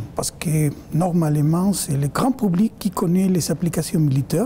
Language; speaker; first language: French; non-native, fluent; Spanish